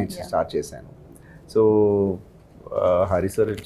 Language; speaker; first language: Telugu; non-native, learner; Tamil